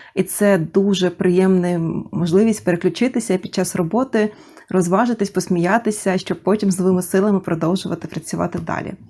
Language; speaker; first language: Ukrainian; native; Ukrainian